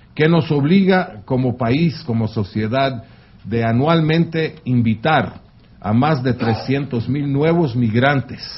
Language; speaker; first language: Spanish; non-native, fluent; French